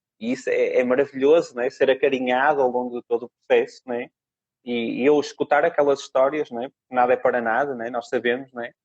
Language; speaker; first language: Portuguese; native; Portuguese